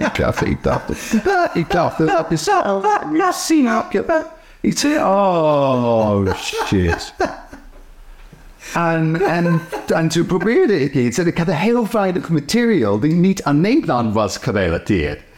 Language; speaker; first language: Dutch; non-native, fluent; English